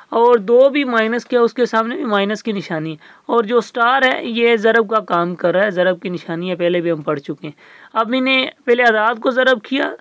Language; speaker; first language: Urdu; non-native, local second language; Sindhi